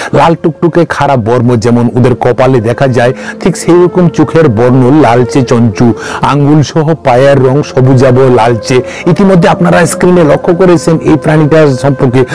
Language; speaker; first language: Bangla; non-native, local second language; Kok Borok